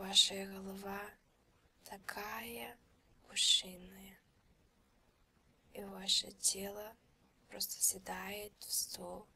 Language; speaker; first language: Russian; early bilingual, heritage; Russian